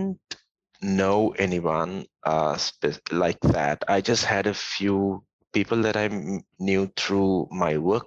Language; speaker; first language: English; non-native, local second language; Tamil